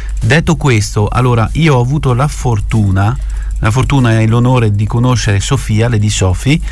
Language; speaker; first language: Italian; native; Italian